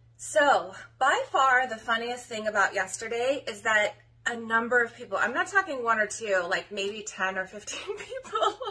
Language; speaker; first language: English; native; English